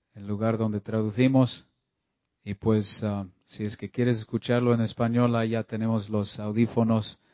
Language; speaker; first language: Spanish; early bilingual, other home language; English